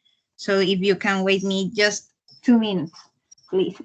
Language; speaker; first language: English; non-native, learner; Spanish